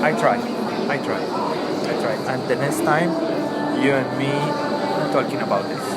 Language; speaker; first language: English; non-native, learner; Spanish